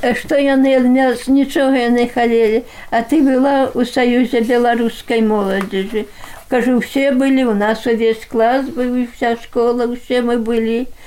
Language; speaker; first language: Belarusian; native; Belarusian